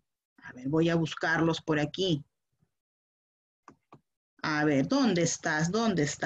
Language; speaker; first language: Spanish; native; Spanish